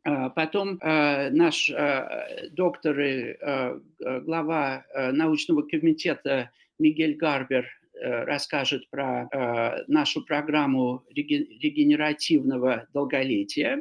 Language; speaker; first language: Russian; non-native, fluent; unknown